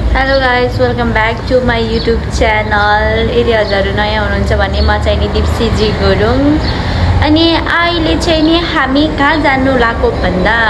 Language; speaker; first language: Nepali; non-native, local second language; Gurung